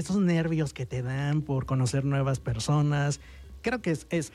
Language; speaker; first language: Spanish; native; Spanish